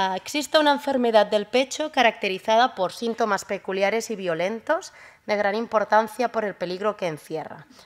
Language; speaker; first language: Spanish; non-native, local second language; Catalan